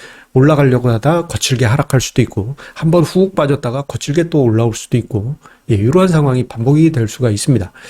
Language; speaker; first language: Korean; native; Korean